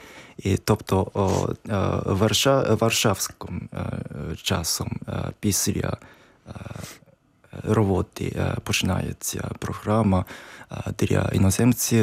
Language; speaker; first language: Ukrainian; non-native, learner; Japanese